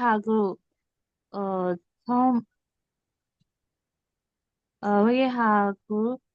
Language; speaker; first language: Korean; non-native, learner; Burmese